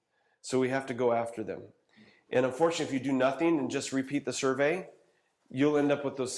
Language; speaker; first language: English; native; English